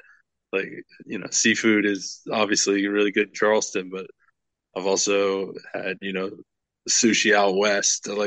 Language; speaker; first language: English; native; English